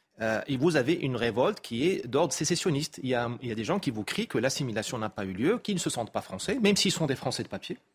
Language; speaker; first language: French; non-native, local second language; Arabic